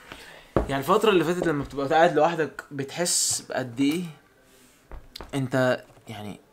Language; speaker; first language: Arabic; native; Arabic